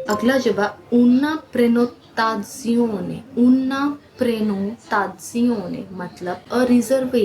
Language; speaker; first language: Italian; non-native, learner; Bhojpuri